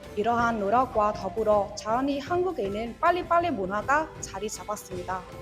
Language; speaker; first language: Korean; non-native, learner; Vietnamese